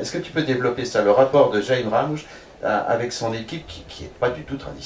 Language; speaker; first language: French; native; French